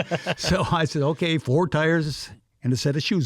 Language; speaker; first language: English; native; English